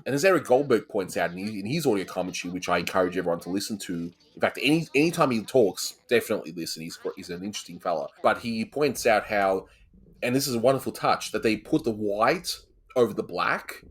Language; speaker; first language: English; native; English